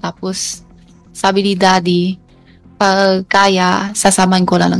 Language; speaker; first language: Filipino; non-native, learner; Chinese